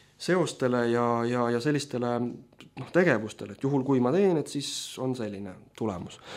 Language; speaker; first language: Estonian; native; Estonian